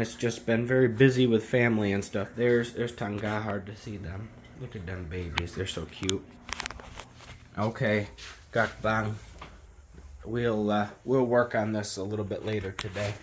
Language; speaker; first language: English; native; English